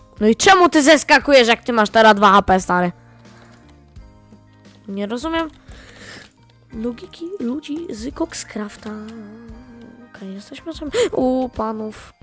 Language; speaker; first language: Polish; native; Polish